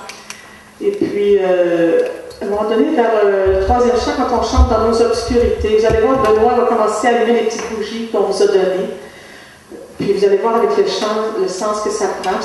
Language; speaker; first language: French; native; French